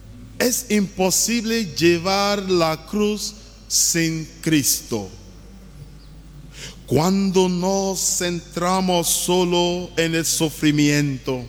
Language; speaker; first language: Spanish; non-native, learner; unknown